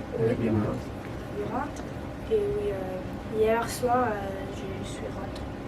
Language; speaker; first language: French; non-native, learner; German